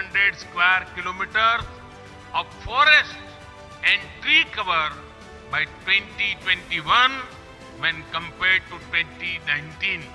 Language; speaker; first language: English; non-native, local second language; Hindi